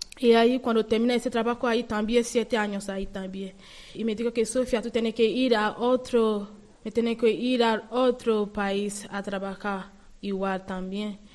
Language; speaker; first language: Spanish; non-native, learner; Yoruba